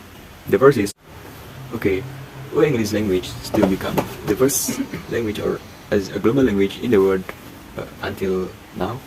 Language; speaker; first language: English; non-native, learner; Indonesian